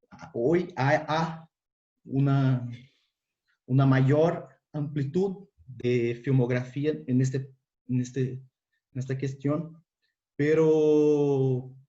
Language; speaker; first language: Spanish; non-native, fluent; Portuguese